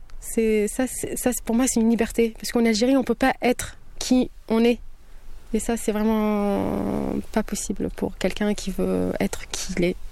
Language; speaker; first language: French; non-native, local second language; Kabyle